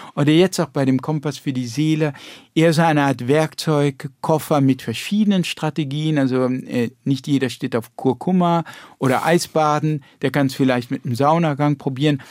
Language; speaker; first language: German; early bilingual, heritage; German